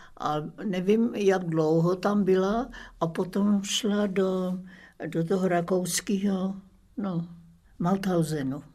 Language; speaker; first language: Czech; early bilingual, other home language; German